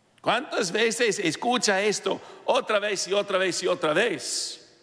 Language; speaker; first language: Spanish; non-native, fluent; English